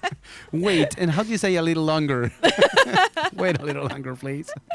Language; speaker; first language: English; non-native, fluent; Spanish